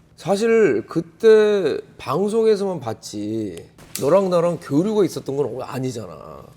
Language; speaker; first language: Korean; native; Korean